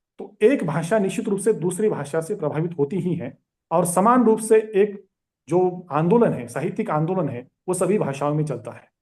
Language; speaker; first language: Hindi; non-native, local second language; Marathi